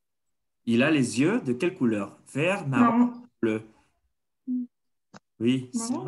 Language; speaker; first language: French; non-native, fluent; Spanish